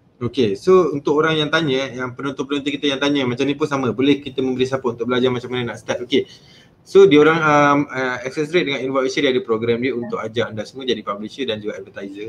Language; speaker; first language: Malay; native; Malay